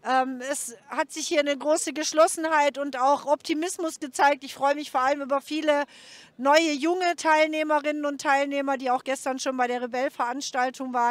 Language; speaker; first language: German; native; German